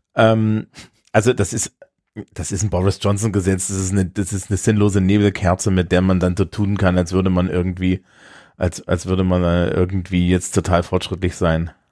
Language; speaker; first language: German; native; German